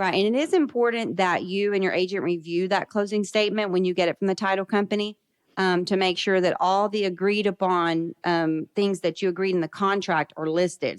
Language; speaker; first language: English; native; English